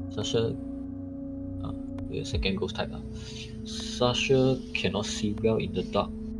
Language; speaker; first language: English; non-native, local second language; Chinese